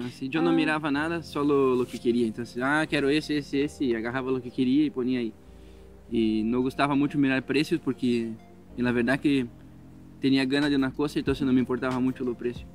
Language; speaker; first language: Spanish; non-native, learner; Portuguese